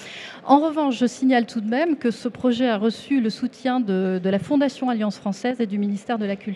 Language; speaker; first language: French; native; French